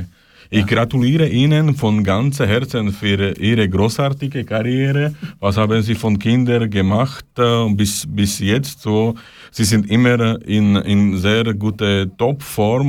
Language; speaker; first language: German; non-native, learner; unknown